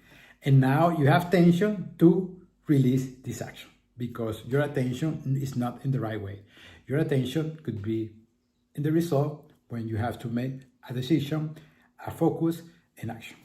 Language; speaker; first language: English; non-native, fluent; Spanish